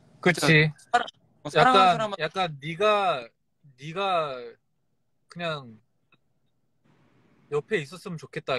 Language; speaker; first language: Korean; early bilingual, heritage; Korean